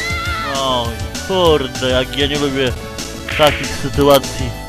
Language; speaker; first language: Polish; native; Polish